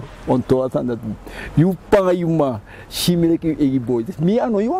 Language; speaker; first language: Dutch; non-native, local second language; Javanese